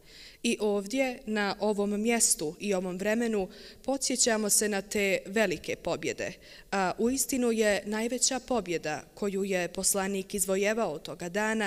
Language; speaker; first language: Bosnian; native; Bosnian